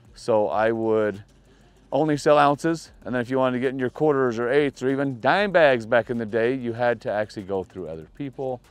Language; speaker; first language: English; native; English